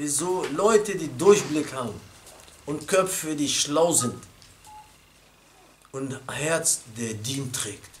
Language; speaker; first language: German; non-native, fluent; Arabic